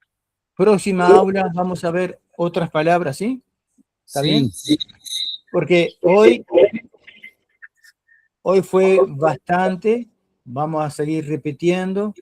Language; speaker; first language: Spanish; non-native, fluent; Portuguese